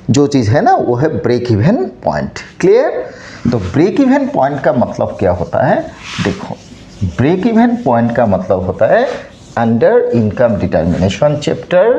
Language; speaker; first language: Hindi; non-native, local second language; Assamese